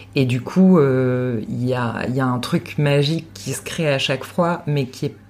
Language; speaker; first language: French; native; French